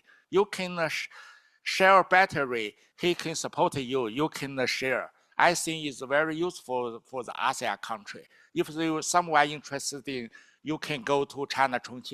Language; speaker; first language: English; non-native, learner; Chinese